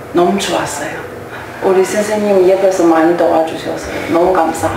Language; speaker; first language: Korean; non-native, learner; Chinese